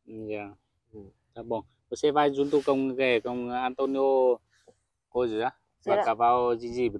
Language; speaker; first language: Portuguese; non-native, learner; Vietnamese